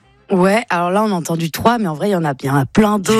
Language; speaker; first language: French; native; French